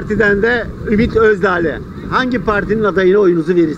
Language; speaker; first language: Turkish; native; Turkish